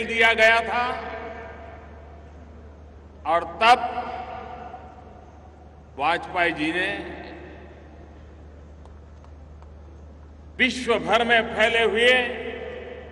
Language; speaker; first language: Hindi; non-native, local second language; Gujarati